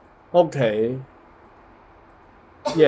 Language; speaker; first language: English; non-native, learner; Cantonese